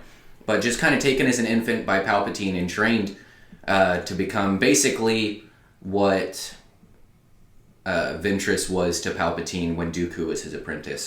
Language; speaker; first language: English; native; English